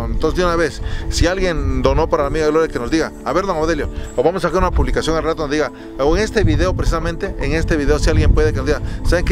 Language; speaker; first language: Spanish; native; Spanish